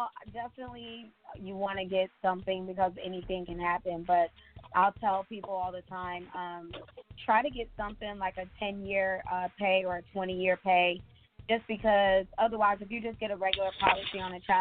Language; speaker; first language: English; native; English